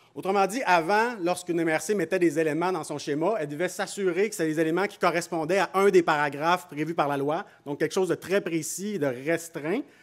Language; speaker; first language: French; native; French